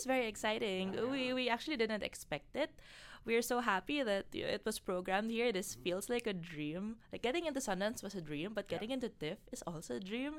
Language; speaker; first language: English; non-native, local second language; Filipino